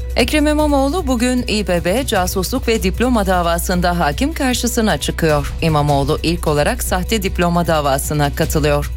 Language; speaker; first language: Turkish; native; Turkish